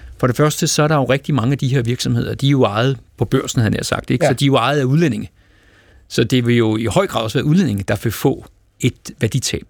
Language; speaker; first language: Danish; native; Danish